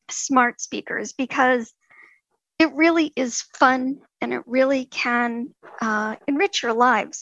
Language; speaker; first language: English; native; English